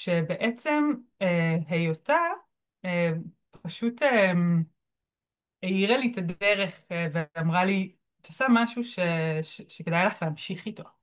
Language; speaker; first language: Hebrew; native; Hebrew